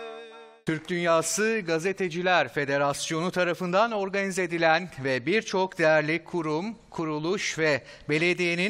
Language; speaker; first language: Turkish; native; Turkish